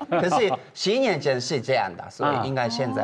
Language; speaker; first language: Chinese; non-native, fluent; Japanese